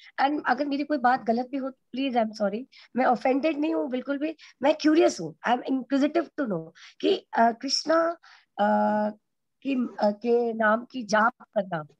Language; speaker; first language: Hindi; native; Hindi